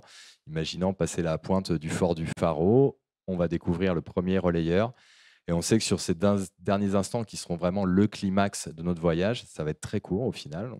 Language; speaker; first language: French; native; French